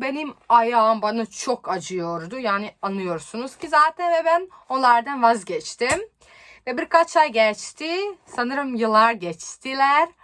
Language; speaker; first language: Turkish; non-native, learner; Serbian